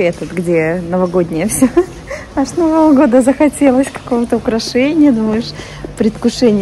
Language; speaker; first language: Russian; native; Russian